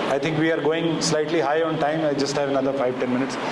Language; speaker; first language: English; non-native, local second language; Hindi